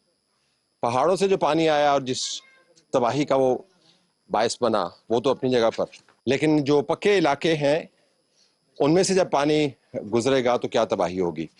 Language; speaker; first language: Urdu; native; Urdu